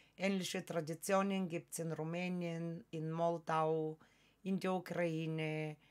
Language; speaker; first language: German; non-native, fluent; Bulgarian